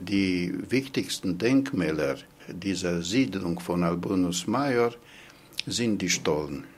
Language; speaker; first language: German; non-native, fluent; Romanian